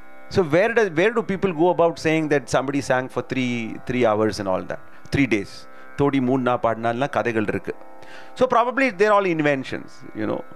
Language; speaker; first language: English; non-native, local second language; Tamil